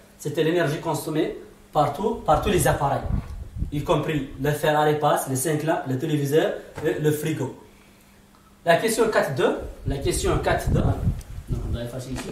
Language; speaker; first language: French; non-native, local second language; Arabic